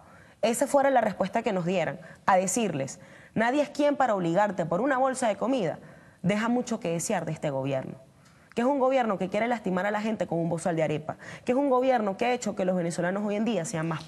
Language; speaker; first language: Spanish; native; Spanish